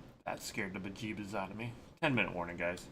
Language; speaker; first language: English; native; English